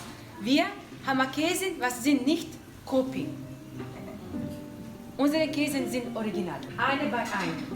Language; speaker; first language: German; non-native, learner; Croatian